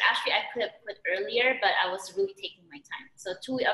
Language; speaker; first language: English; non-native, local second language; Filipino